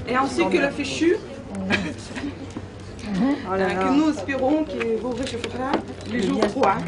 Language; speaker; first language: French; non-native, learner; Russian